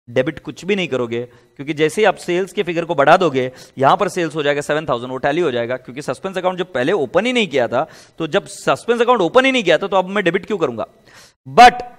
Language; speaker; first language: Hindi; native; Hindi